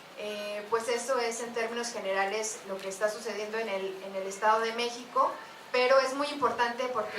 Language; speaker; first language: Spanish; native; Spanish